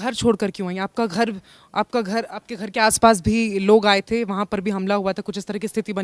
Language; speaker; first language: Hindi; native; Hindi